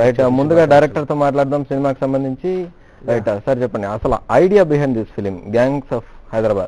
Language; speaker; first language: Telugu; native; Telugu